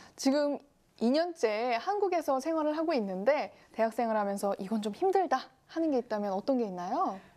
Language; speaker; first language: Korean; native; Korean